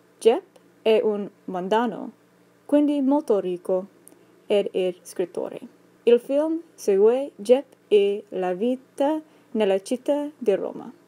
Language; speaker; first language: Italian; non-native, learner; English